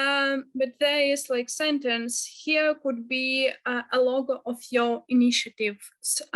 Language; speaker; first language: English; non-native, fluent; Ukrainian